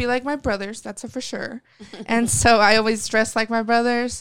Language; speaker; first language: English; early bilingual, other home language; Spanish